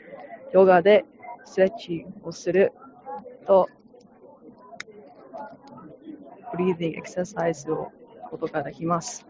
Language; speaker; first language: Japanese; non-native, learner; English